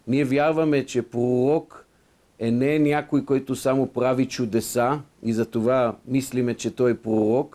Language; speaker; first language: Bulgarian; non-native, fluent; Hebrew